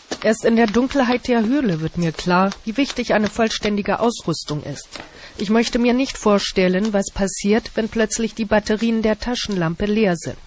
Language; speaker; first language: German; native; German